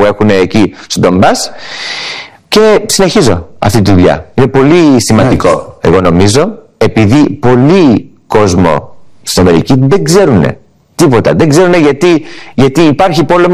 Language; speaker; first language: Greek; early bilingual, heritage; English